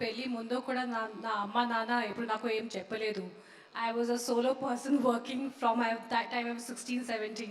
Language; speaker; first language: Telugu; non-native, local second language; Hindi